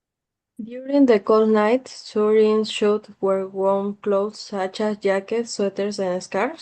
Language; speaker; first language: English; non-native, learner; Spanish